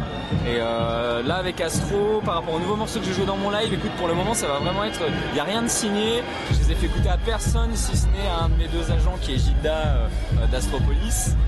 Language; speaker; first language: French; native; French